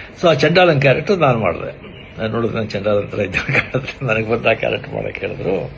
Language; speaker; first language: Kannada; non-native, local second language; Marathi